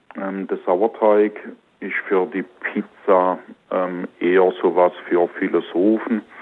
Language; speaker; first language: German; native; German